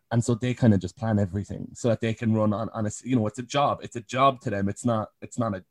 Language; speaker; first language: English; native; English